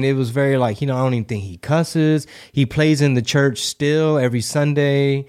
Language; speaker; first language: English; early bilingual, other home language; Spanish